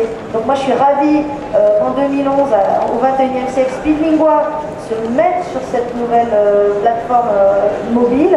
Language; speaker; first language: French; native; French